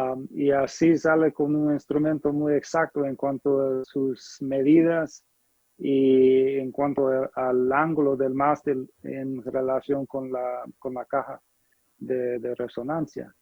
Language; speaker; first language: Spanish; non-native, fluent; English